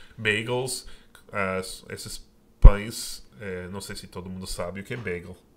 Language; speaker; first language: Portuguese; non-native, fluent; English